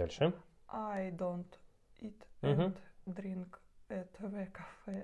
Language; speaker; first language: English; non-native, learner; Russian